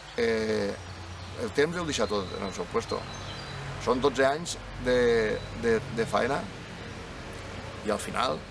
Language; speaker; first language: Catalan; native; Catalan